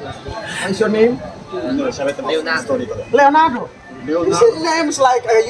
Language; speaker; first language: English; non-native, learner; Indonesian